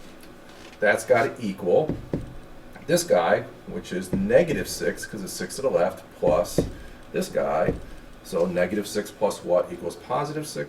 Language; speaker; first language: English; native; English